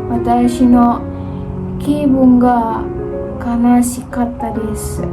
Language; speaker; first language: Japanese; non-native, learner; Indonesian